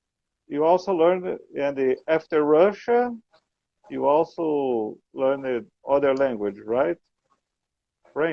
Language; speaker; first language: English; non-native, learner; Portuguese